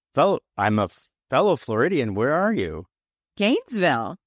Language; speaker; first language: English; native; English